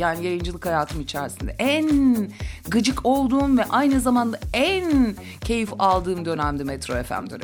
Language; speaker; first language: Turkish; native; Turkish